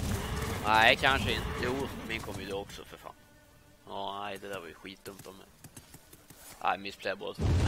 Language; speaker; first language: Swedish; native; Swedish